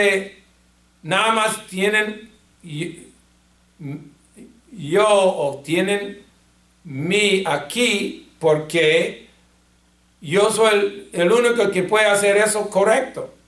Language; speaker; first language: Spanish; non-native, fluent; English